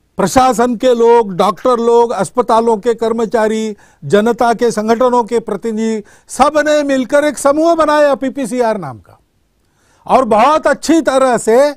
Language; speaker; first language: Hindi; non-native, local second language; Marathi